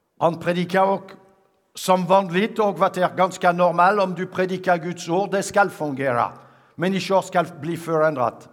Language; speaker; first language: Swedish; non-native, fluent; French